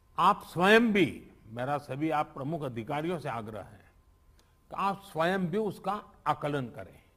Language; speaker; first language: Hindi; non-native, local second language; Gujarati